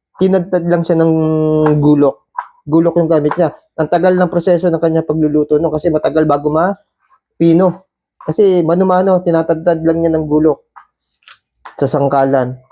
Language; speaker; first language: Filipino; native; Filipino